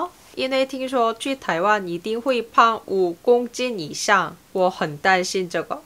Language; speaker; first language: Chinese; non-native, fluent; Korean